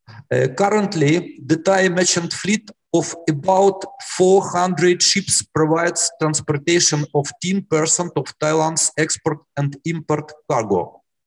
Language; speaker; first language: English; non-native, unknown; Russian